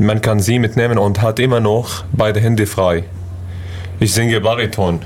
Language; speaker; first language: German; non-native, learner; Arabic